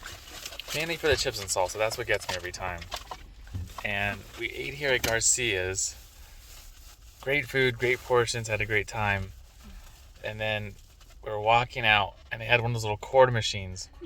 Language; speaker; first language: English; native; English